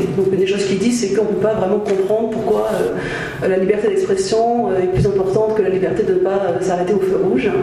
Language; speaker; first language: French; native; French